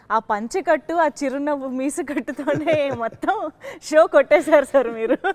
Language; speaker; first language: Telugu; native; Telugu